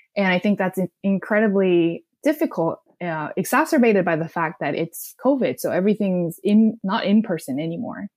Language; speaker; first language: English; non-native, fluent; Korean